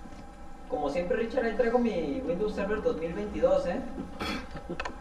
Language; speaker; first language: Spanish; native; Spanish